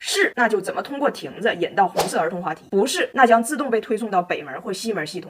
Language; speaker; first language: Chinese; native; Chinese